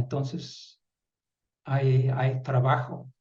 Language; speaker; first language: Spanish; non-native, fluent; Dutch